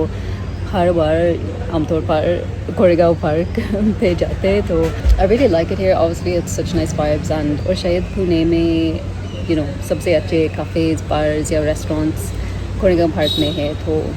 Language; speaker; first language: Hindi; non-native, learner; English